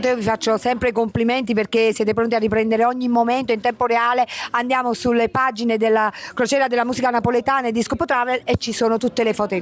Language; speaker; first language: Italian; native; Italian